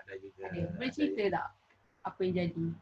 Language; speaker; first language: Malay; native; Malay